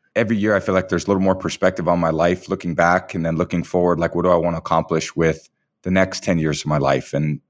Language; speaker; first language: English; native; English